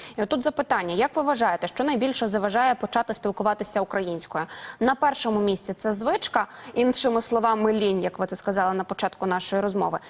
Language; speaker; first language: Ukrainian; native; Ukrainian